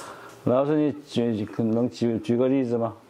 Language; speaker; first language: Chinese; non-native, fluent; Korean